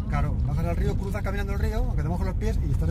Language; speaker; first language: Spanish; native; Spanish